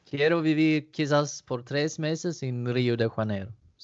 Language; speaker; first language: Portuguese; non-native, learner; Swedish